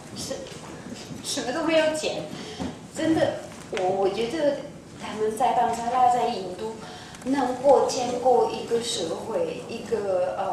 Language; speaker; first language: Chinese; non-native, fluent; French